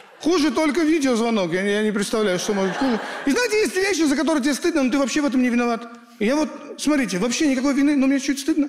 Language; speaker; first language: Russian; early bilingual, other home language; Kurdish